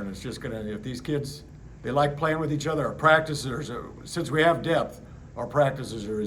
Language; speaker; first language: English; native; English